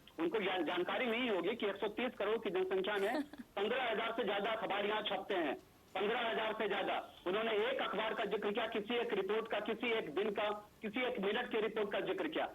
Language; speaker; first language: Hindi; native; Hindi